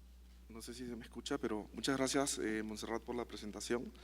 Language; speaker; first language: Spanish; native; Spanish